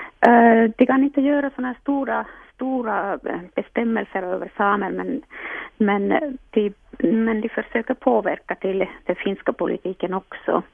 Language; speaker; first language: Swedish; non-native, local second language; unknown